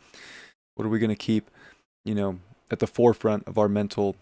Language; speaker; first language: English; native; English